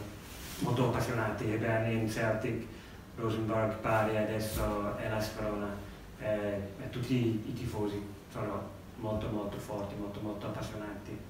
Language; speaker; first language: Italian; non-native, learner; English